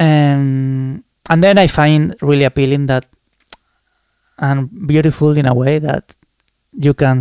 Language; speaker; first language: English; non-native, fluent; Spanish